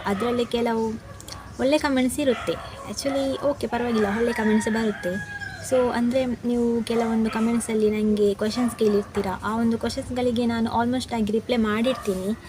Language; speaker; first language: Kannada; non-native, local second language; Tulu